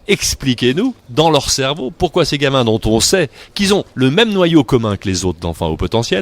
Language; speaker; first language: French; native; French